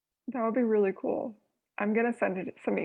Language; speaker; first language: English; native; English